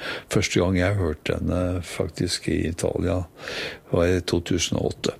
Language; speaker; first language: Norwegian; native; Norwegian